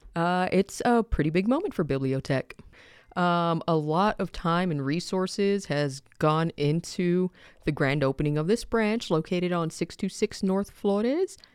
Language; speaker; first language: English; early bilingual, other home language; Spanish